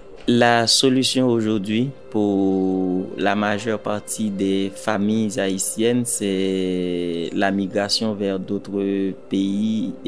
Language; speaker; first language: French; non-native, local second language; Haitian Creole